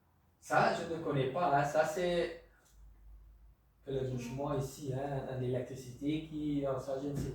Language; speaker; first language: French; non-native, local second language; Dutch